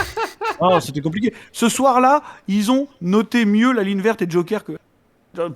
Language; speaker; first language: French; native; French